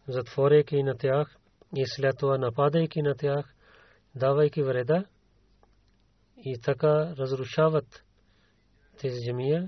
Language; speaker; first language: Bulgarian; non-native, learner; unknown